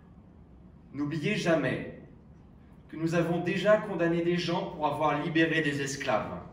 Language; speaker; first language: French; native; French